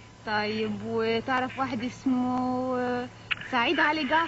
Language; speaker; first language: Arabic; native; Arabic